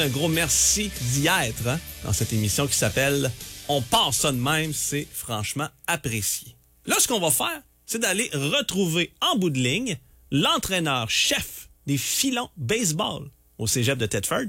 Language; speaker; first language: French; native; French